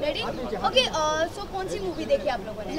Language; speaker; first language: Hindi; native; Hindi